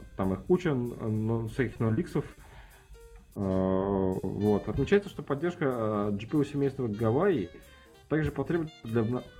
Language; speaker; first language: Russian; native; Russian